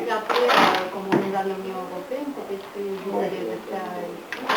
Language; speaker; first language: French; non-native, fluent; Spanish